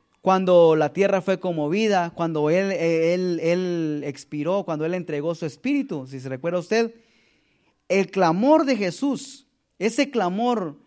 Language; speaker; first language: Spanish; native; Spanish